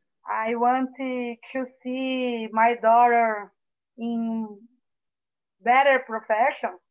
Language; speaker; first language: English; non-native, learner; Portuguese